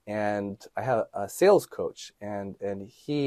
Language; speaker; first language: English; native; English